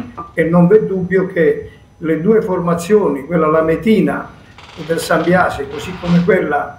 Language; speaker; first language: Italian; native; Italian